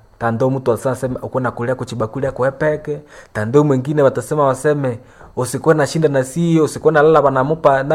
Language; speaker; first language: Swahili; non-native, local second language; Nande